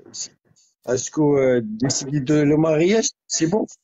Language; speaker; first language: French; non-native, learner; Arabic